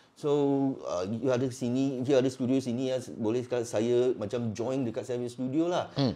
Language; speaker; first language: Malay; non-native, local second language; Cantonese